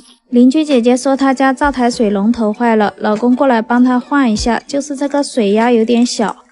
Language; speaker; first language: Chinese; native; Chinese